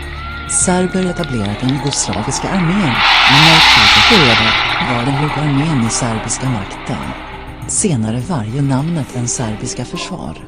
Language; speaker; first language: Swedish; non-native, learner; Croatian